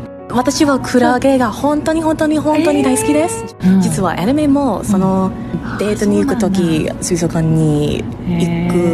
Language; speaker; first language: Japanese; non-native, learner; English